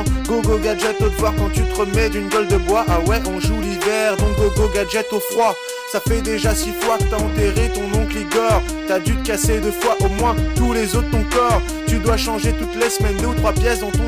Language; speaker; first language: French; native; French